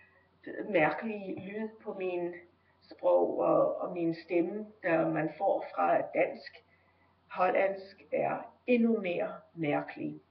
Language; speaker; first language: Danish; early bilingual, heritage; Danish